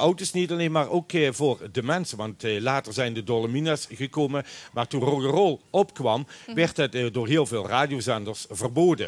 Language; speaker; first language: Dutch; native; Dutch